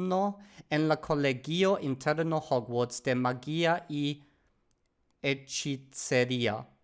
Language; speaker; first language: Spanish; non-native, learner; English